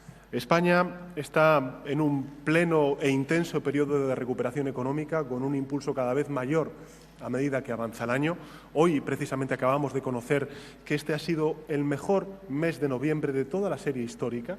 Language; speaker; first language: Spanish; native; Spanish